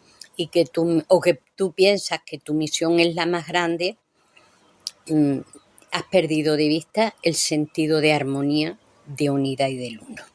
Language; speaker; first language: Spanish; native; Spanish